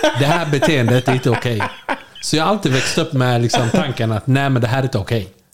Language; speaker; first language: Swedish; early bilingual, other home language; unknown